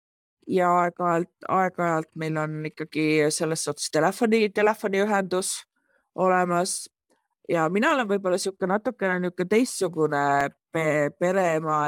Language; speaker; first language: Estonian; native; Estonian